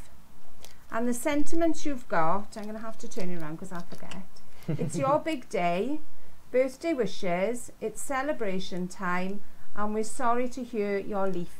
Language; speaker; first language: English; native; English